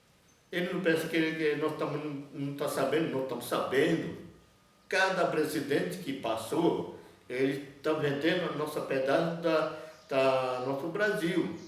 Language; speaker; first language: Portuguese; non-native, local second language; Yanomámi